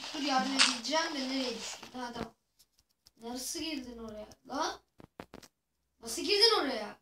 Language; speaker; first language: Turkish; native; Turkish